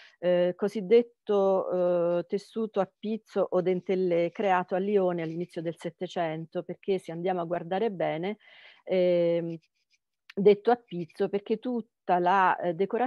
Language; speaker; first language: Italian; native; Italian